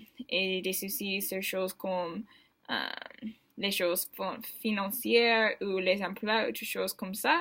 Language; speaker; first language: French; non-native, learner; English